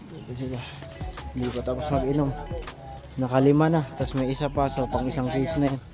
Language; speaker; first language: Filipino; non-native, local second language; Cebuano